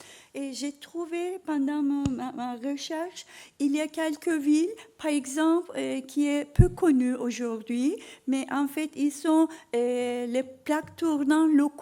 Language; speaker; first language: French; non-native, learner; Turkish